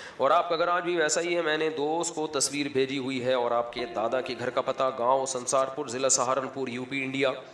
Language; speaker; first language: Urdu; native; Urdu